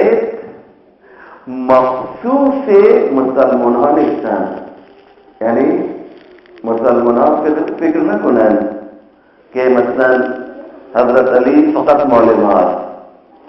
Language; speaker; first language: Persian; non-native, fluent; Urdu